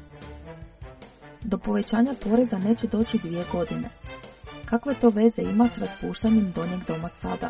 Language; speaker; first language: Croatian; native; Croatian